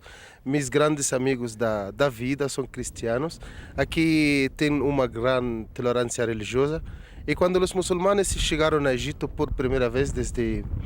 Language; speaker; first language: Portuguese; non-native, fluent; Arabic